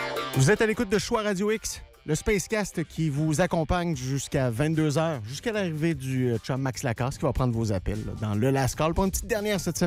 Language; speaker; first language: French; native; French